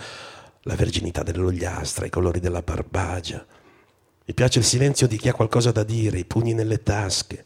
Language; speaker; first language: Italian; native; Italian